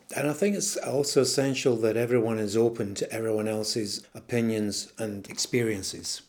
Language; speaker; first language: English; native; English